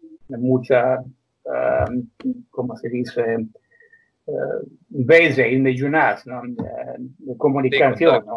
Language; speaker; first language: Spanish; non-native, fluent; Croatian